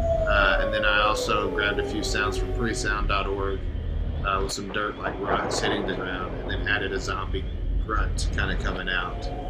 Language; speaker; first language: English; native; English